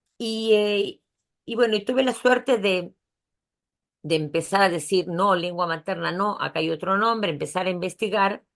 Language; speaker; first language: Spanish; native; Spanish